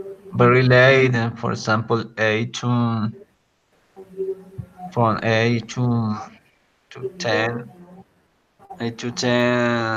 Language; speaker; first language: English; non-native, learner; Spanish